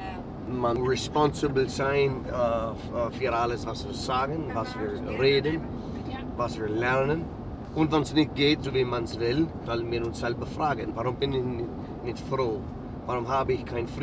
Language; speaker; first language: German; early bilingual, heritage; English